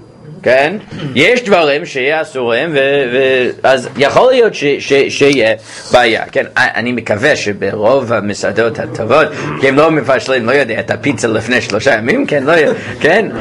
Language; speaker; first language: Hebrew; non-native, fluent; English